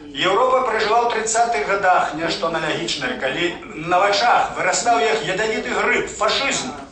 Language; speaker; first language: Belarusian; native; Belarusian